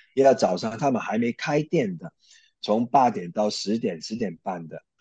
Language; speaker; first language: Chinese; non-native, local second language; Cantonese